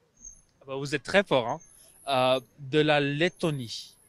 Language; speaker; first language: French; non-native, fluent; English